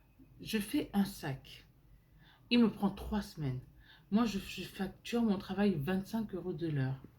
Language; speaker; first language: French; native; French